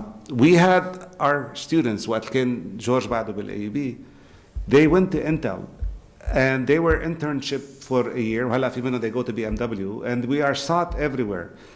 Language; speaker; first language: English; non-native, fluent; Arabic